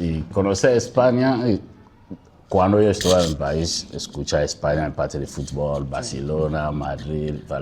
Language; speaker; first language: Spanish; non-native, learner; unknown